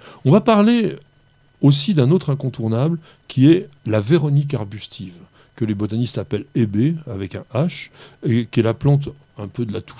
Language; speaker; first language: French; native; French